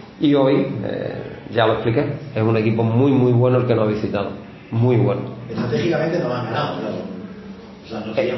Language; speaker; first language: Spanish; native; Spanish